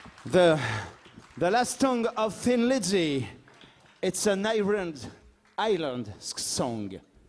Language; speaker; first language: English; non-native, learner; French